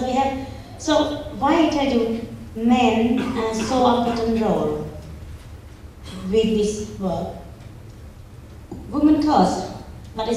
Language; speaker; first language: English; non-native, learner; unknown